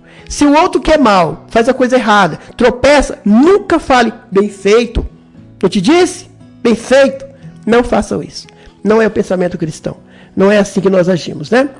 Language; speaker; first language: Portuguese; native; Portuguese